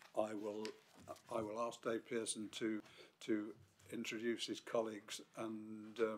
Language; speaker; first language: English; native; English